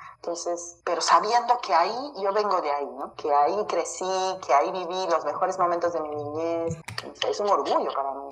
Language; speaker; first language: Spanish; native; Spanish